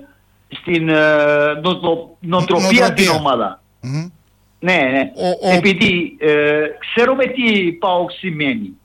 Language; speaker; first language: Greek; non-native, fluent; Serbian